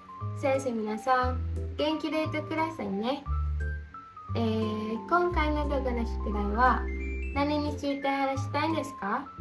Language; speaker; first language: Japanese; non-native, learner; Indonesian